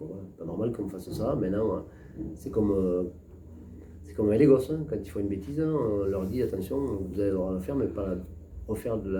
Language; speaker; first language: French; native; French